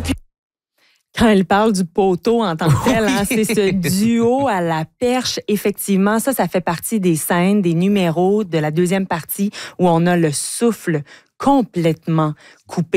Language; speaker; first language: French; native; French